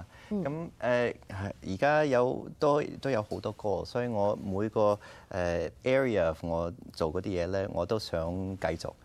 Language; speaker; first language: Cantonese; early bilingual, heritage; Cantonese